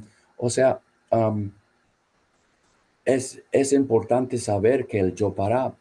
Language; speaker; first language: Spanish; non-native, fluent; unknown